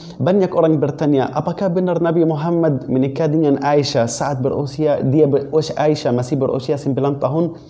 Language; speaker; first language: Indonesian; non-native, fluent; Arabic